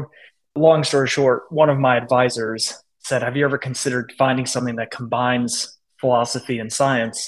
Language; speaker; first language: English; native; English